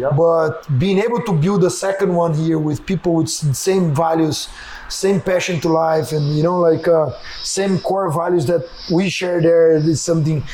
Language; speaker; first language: English; non-native, fluent; Portuguese